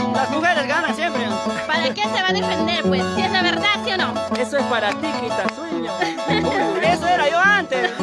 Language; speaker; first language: Spanish; non-native, local second language; Quechua